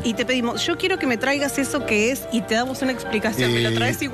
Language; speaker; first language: Spanish; native; Spanish